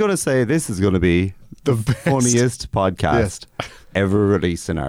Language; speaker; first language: English; native; English